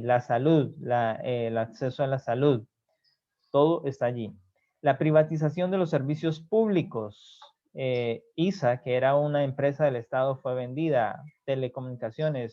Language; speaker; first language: Spanish; native; Spanish